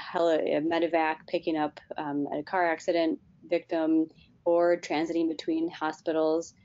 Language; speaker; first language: English; native; English